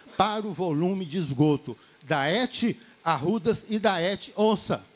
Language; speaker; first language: Portuguese; native; Portuguese